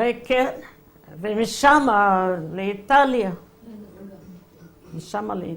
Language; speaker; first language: Hebrew; non-native, fluent; Yiddish